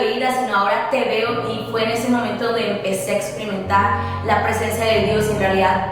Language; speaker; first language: Spanish; early bilingual, other home language; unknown